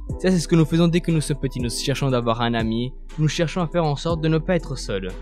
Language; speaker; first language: French; non-native, fluent; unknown